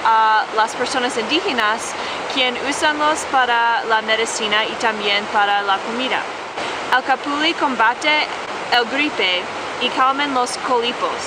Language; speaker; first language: Spanish; non-native, learner; English